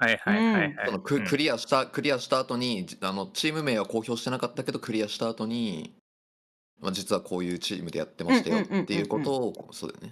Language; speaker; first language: Japanese; native; Japanese